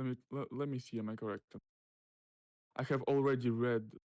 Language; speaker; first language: English; non-native, learner; Russian